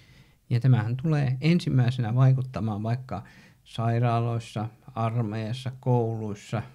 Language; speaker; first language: Finnish; native; Finnish